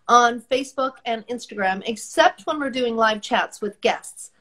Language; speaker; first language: English; native; English